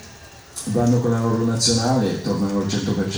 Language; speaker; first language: Italian; non-native, fluent; French